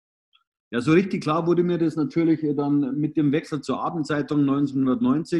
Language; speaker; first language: German; native; German